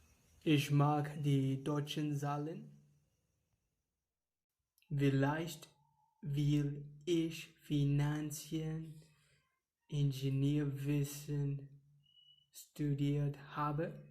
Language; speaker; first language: German; non-native, learner; English